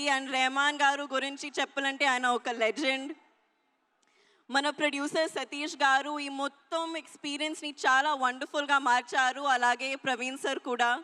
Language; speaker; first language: Telugu; non-native, local second language; Hindi